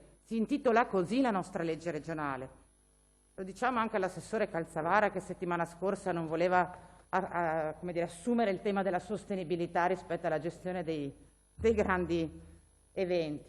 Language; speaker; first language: Italian; native; Italian